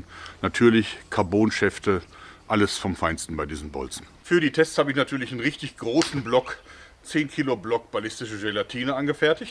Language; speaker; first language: German; native; German